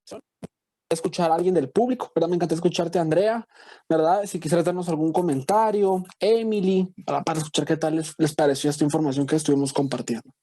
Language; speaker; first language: Spanish; native; Spanish